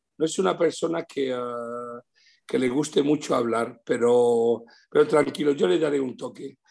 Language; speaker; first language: Spanish; early bilingual, heritage; Spanish